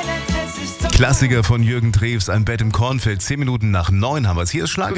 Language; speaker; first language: German; native; German